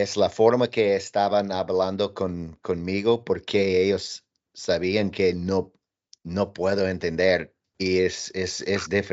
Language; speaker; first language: Spanish; non-native, learner; English